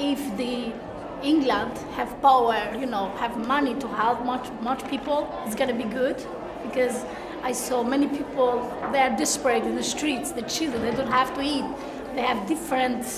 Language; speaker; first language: English; non-native, learner; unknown